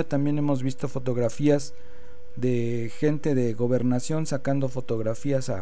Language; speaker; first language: Spanish; native; Spanish